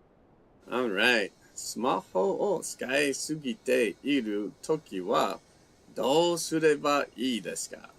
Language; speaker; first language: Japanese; non-native, fluent; English